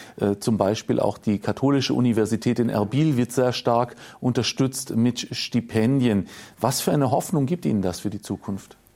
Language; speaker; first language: German; native; German